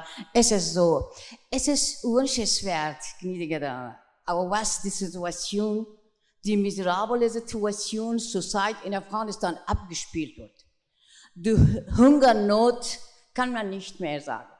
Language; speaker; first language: German; non-native, fluent; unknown